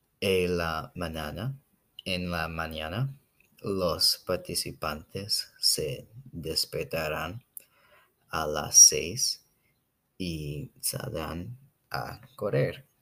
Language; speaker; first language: Spanish; non-native, learner; English